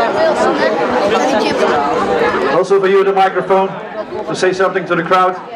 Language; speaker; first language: English; non-native, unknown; Dutch